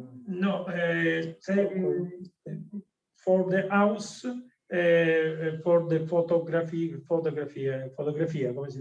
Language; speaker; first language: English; non-native, learner; Italian